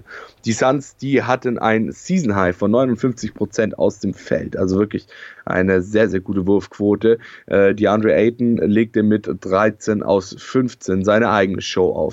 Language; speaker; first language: German; native; German